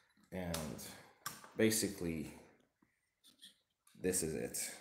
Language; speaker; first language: English; non-native, fluent; Hungarian